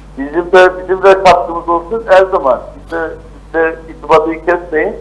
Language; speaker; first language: Turkish; native; Turkish